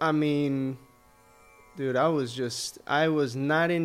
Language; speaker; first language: English; early bilingual, other home language; Spanish